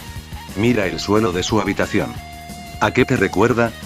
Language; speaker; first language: Spanish; native; Spanish